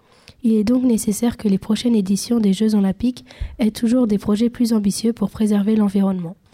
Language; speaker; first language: French; native; French